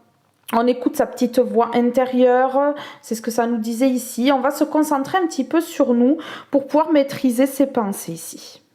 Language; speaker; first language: French; native; French